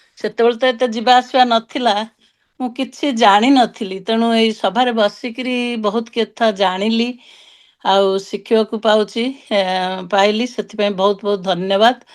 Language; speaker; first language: Odia; native; Odia